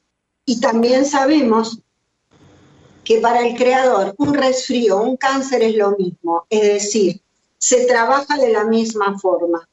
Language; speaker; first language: Spanish; native; Spanish